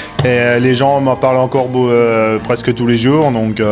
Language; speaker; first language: French; native; French